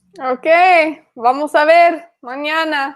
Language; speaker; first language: Spanish; non-native, fluent; English